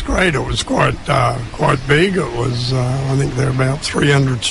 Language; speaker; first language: English; native; English